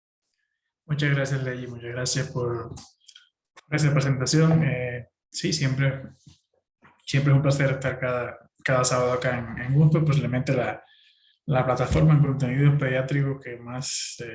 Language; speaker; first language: Spanish; native; Spanish